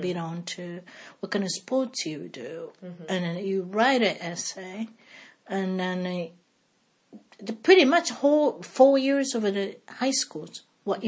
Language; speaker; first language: English; non-native, fluent; Japanese